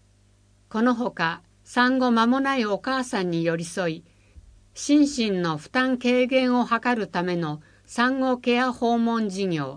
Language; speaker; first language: Japanese; native; Japanese